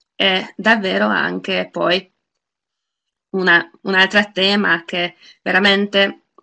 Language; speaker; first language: Italian; non-native, fluent; Hungarian